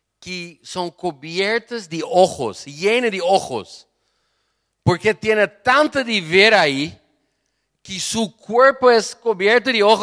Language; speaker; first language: Spanish; non-native, fluent; Portuguese